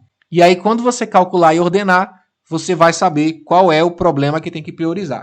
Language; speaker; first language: Portuguese; native; Portuguese